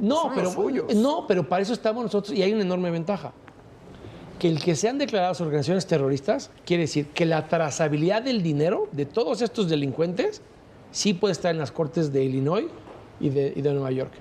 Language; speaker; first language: Spanish; native; Spanish